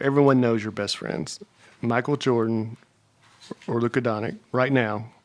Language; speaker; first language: English; native; English